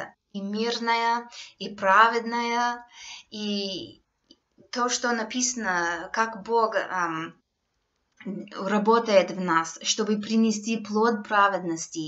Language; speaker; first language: Russian; non-native, fluent; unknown